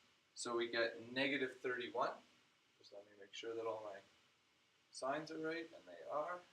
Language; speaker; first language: English; native; English